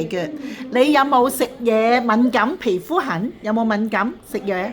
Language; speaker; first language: Cantonese; native; Cantonese